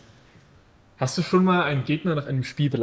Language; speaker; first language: German; native; German